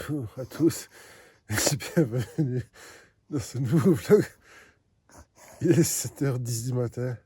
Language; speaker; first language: French; native; French